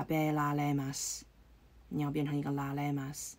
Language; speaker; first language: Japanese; non-native, learner; Chinese